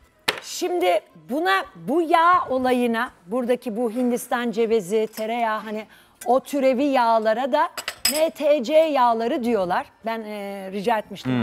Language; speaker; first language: Turkish; native; Turkish